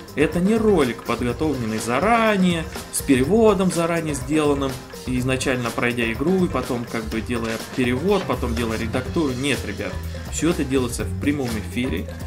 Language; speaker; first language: Russian; non-native, fluent; Romanian